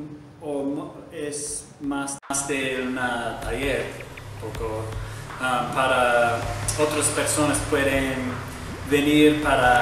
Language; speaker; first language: Spanish; non-native, learner; English